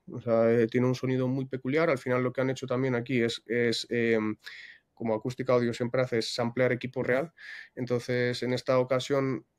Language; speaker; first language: Spanish; non-native, fluent; Russian